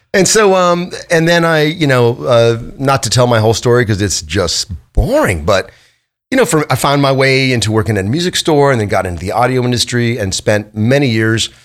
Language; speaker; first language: English; native; English